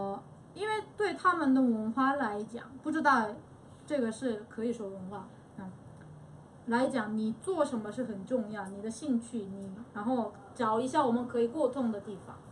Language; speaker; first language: Chinese; non-native, fluent; Korean